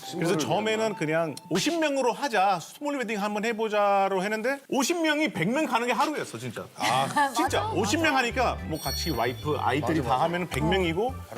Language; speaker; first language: Korean; non-native, fluent; Hindi